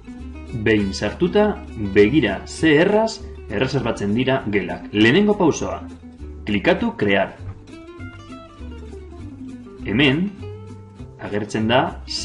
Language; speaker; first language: Basque; non-native, local second language; Spanish